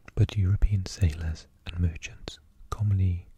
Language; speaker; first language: English; native; English